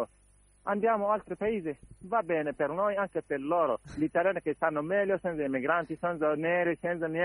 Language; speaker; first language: Italian; non-native, learner; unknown